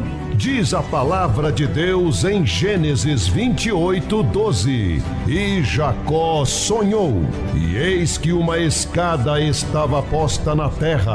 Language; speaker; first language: Portuguese; native; Portuguese